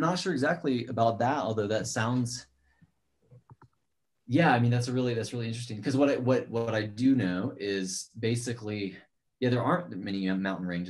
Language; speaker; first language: English; native; English